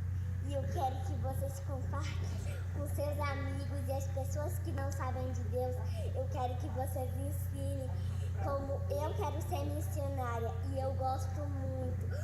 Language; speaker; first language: Portuguese; non-native, local second language; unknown